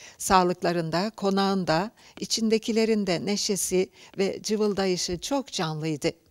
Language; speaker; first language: Turkish; native; Turkish